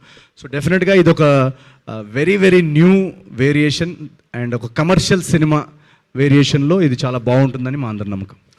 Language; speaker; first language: Telugu; native; Telugu